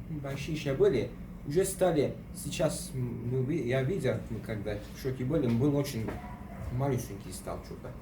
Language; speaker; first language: Russian; early bilingual, heritage; Russian